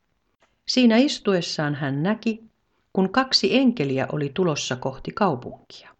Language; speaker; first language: Finnish; native; Finnish